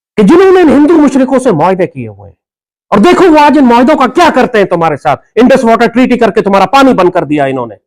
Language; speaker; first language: Urdu; native; Urdu